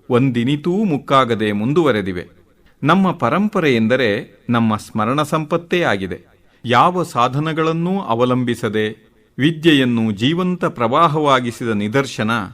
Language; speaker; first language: Kannada; native; Kannada